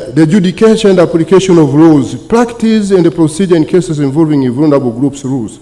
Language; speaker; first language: English; non-native, local second language; Swahili